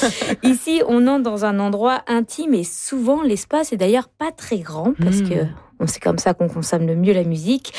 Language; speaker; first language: French; native; French